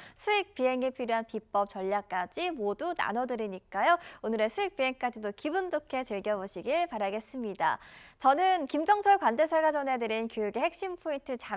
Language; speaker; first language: Korean; native; Korean